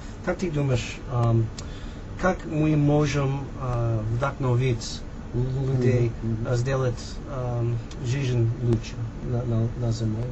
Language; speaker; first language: Russian; non-native, learner; English